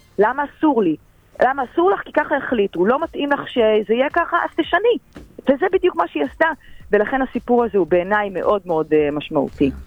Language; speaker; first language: Hebrew; native; Hebrew